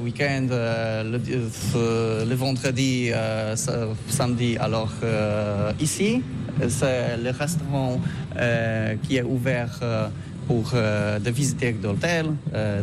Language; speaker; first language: French; non-native, learner; Polish